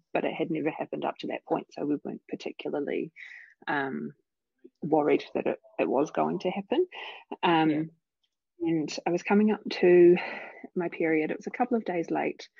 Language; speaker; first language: English; native; English